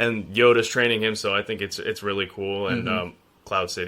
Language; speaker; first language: English; native; English